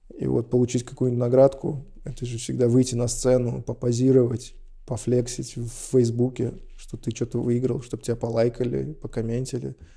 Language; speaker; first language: Russian; non-native, local second language; Uzbek